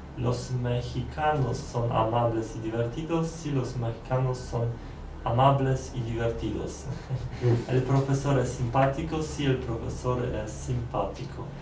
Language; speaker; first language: Spanish; non-native, learner; Polish